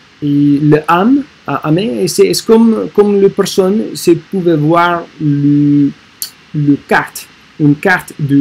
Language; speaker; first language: French; non-native, learner; English